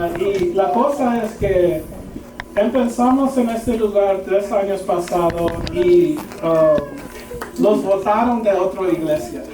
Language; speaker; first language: Spanish; early bilingual, heritage; English